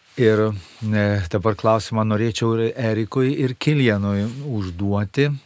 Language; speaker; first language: Lithuanian; native; Lithuanian